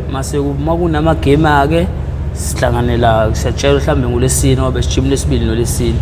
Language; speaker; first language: Zulu; native; Zulu